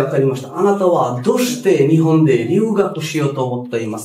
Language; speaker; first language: Japanese; non-native, fluent; Bangla